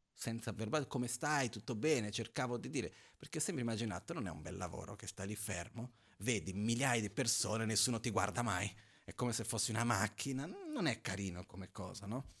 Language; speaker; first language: Italian; non-native, fluent; Portuguese